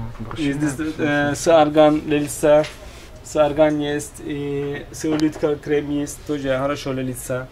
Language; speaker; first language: Russian; non-native, learner; Turkish